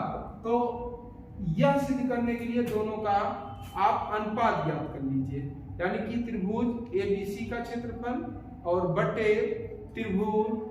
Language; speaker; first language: Hindi; native; Hindi